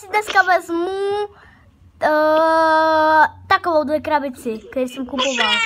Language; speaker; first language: Czech; early bilingual, other home language; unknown